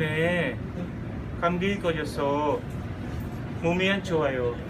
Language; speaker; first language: Korean; non-native, learner; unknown